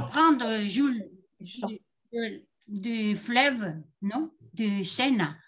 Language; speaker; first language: French; non-native, fluent; Spanish